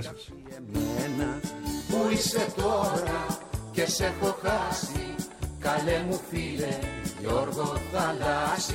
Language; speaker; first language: Greek; native; Greek